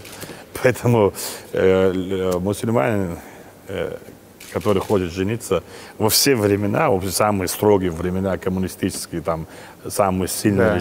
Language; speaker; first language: Russian; non-native, local second language; Chechen